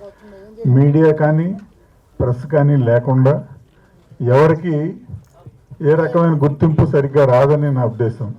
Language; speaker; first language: Telugu; native; Telugu